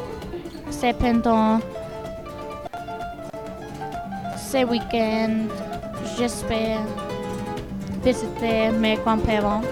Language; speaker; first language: French; non-native, learner; English